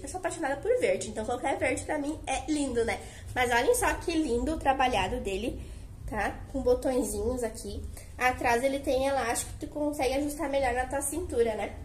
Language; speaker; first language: Portuguese; native; Portuguese